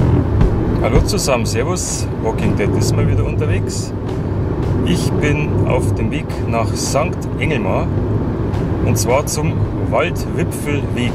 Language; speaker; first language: German; native; German